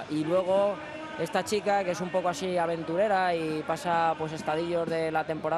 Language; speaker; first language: Spanish; native; Spanish